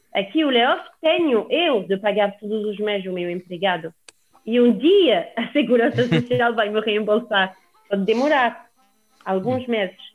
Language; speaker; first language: Portuguese; non-native, fluent; French